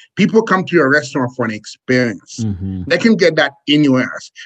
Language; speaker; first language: English; non-native, fluent; Haitian Creole